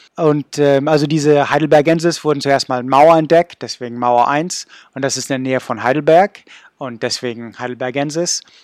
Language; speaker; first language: German; non-native, fluent; English